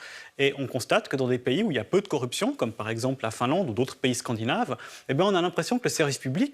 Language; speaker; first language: French; native; French